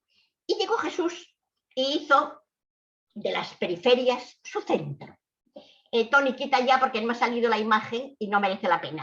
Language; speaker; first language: Spanish; native; Spanish